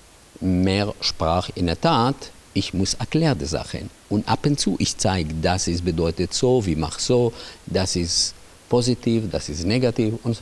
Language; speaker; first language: German; non-native, fluent; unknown